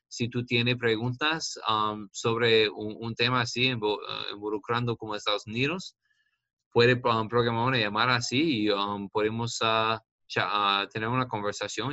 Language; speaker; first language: Spanish; non-native, learner; English